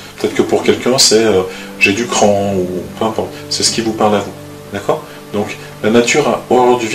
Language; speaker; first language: French; native; French